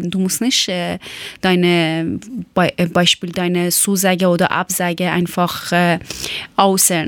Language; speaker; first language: German; non-native, fluent; Persian